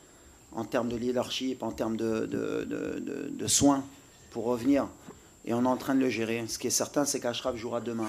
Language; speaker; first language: French; native; French